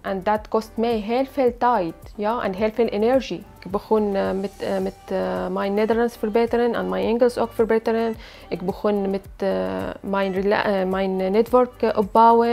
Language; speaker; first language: Dutch; non-native, learner; Arabic